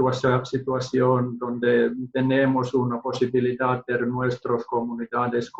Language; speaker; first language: Spanish; non-native, learner; Finnish